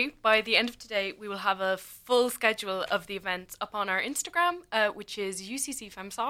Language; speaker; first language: English; native; English